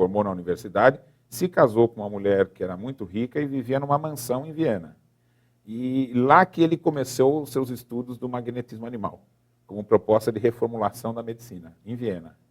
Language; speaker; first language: Portuguese; native; Portuguese